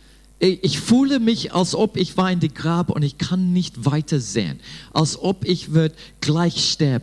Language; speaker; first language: German; non-native, fluent; English